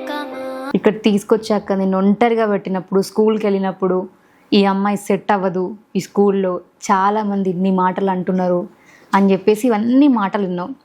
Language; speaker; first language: Telugu; native; Telugu